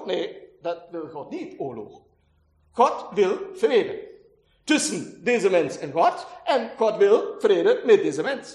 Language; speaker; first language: Dutch; non-native, fluent; German